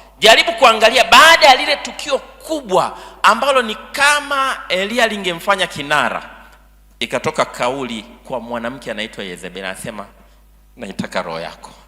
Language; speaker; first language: Swahili; native; Swahili